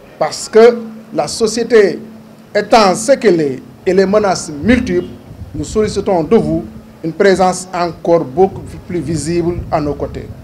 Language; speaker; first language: French; non-native, local second language; Wolof